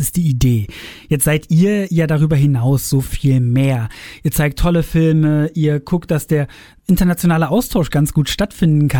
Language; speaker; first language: German; native; German